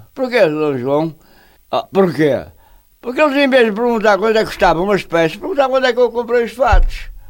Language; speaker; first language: Portuguese; native; Portuguese